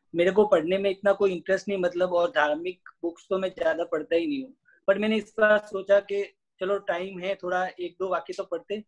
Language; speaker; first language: Hindi; non-native, local second language; Gujarati